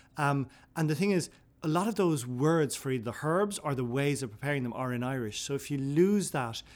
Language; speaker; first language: English; non-native, local second language; Irish